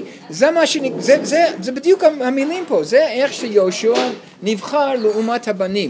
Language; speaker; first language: Hebrew; non-native, fluent; English